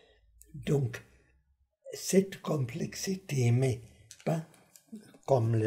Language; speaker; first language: French; non-native, fluent; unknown